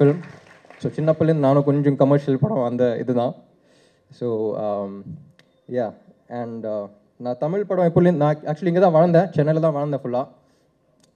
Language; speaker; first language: Tamil; non-native, local second language; Telugu